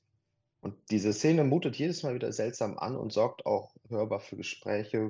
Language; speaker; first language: German; native; German